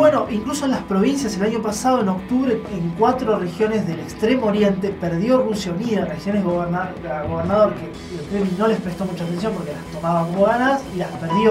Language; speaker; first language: Spanish; native; Spanish